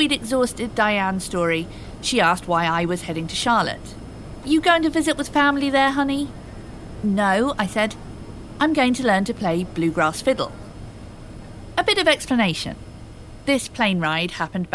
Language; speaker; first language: English; native; English